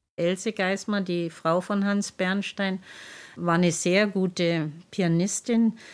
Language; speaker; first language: German; native; German